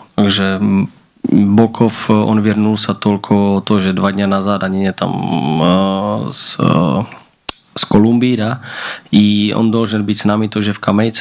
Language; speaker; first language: Russian; non-native, learner; Slovak